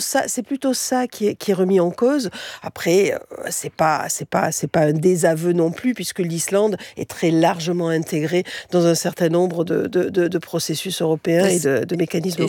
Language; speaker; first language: French; native; French